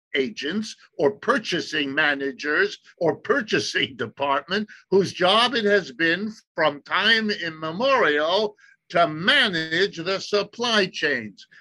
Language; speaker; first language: English; early bilingual, other home language; German